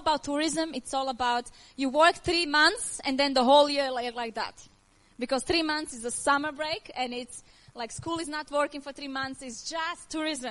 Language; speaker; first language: English; non-native, learner; Croatian